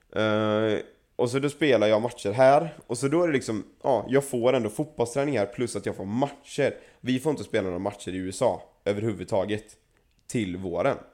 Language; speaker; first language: Swedish; native; Swedish